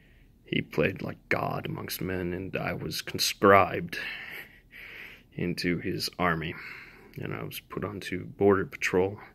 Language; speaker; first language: English; native; English